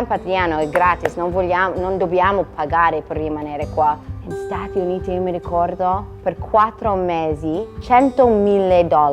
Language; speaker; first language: Italian; non-native, fluent; English